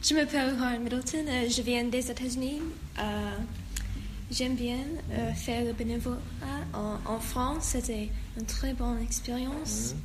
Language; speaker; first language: French; non-native, learner; English